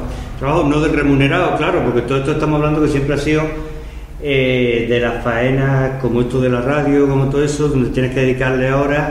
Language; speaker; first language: Spanish; native; Spanish